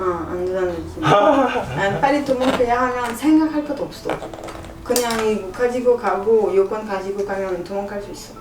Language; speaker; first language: Korean; non-native, learner; French